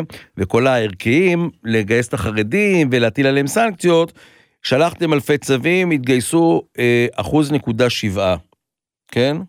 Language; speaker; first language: Hebrew; native; Hebrew